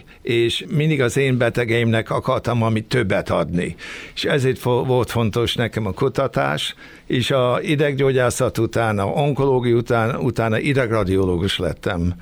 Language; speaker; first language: Hungarian; early bilingual, heritage; Hungarian